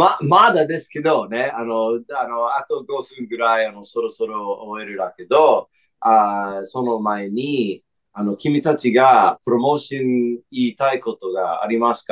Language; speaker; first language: Japanese; non-native, fluent; English